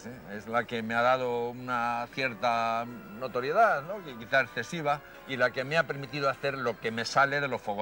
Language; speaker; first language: Spanish; native; Spanish